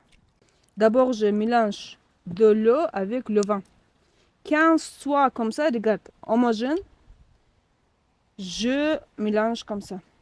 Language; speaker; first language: French; non-native, learner; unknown